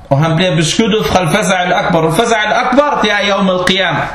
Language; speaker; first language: Danish; early bilingual, other home language; Arabic